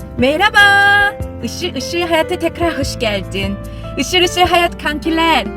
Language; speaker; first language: Turkish; non-native, learner; Korean